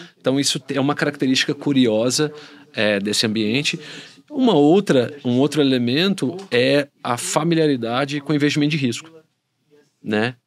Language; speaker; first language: Portuguese; native; Portuguese